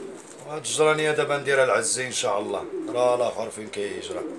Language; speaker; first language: Arabic; native; Arabic